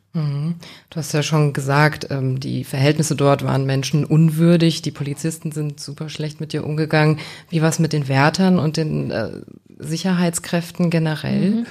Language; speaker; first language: German; native; German